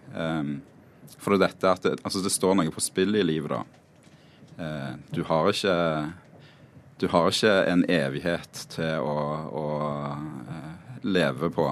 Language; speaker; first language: Norwegian; native; Norwegian